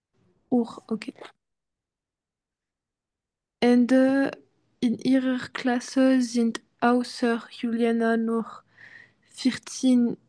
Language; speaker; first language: German; non-native, learner; French